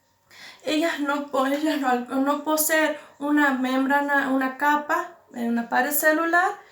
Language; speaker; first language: Spanish; native; Spanish